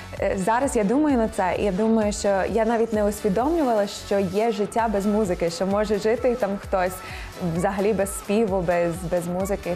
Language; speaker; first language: Ukrainian; non-native, fluent; English